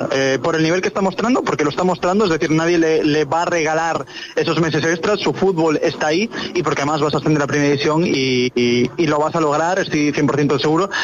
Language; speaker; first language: Spanish; native; Spanish